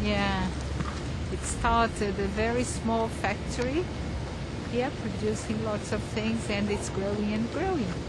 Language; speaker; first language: English; non-native, fluent; Portuguese